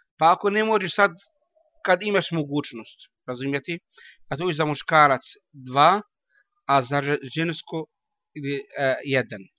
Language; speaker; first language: Bosnian; non-native, learner; Arabic